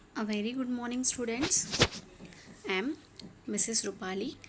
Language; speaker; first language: English; non-native, local second language; Marathi